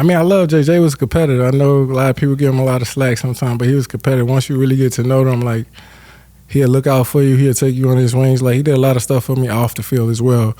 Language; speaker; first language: English; native; English